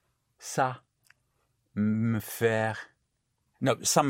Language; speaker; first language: French; non-native, learner; English